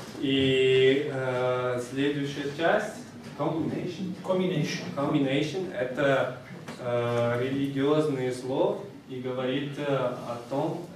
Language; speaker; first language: Russian; non-native, fluent; Portuguese